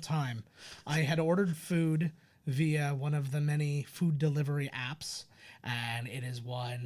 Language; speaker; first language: English; native; English